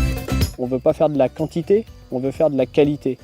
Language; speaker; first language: French; native; French